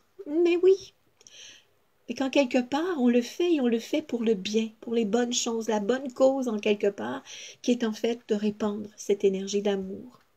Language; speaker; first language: French; native; French